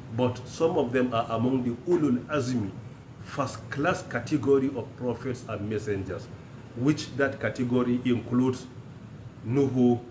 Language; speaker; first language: English; non-native, local second language; Hausa